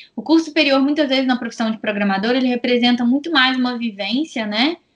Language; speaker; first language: Portuguese; native; Portuguese